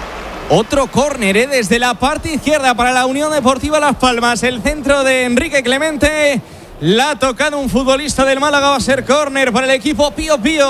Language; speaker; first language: Spanish; native; Spanish